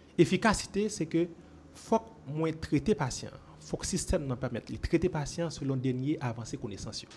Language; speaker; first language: French; non-native, local second language; Haitian Creole